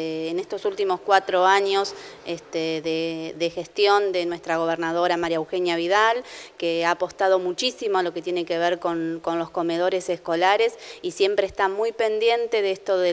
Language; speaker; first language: Spanish; native; Spanish